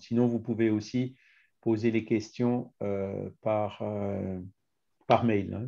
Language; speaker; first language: French; native; French